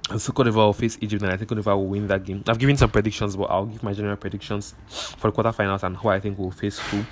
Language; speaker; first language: English; non-native, local second language; Igbo